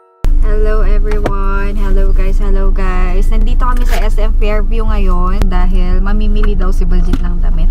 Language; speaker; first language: Filipino; native; Filipino